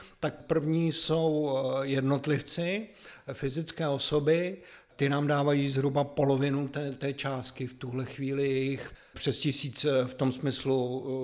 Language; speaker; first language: Czech; native; Czech